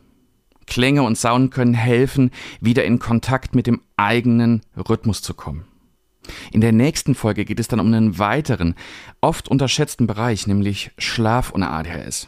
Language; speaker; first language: German; native; German